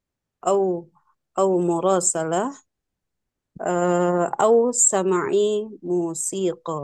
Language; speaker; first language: Arabic; non-native, learner; Indonesian